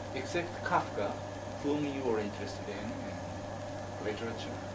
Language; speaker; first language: English; non-native, fluent; Japanese